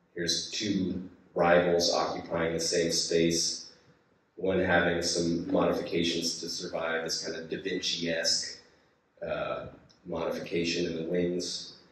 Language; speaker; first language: English; native; English